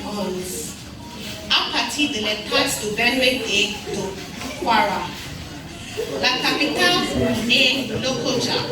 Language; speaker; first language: French; non-native, learner; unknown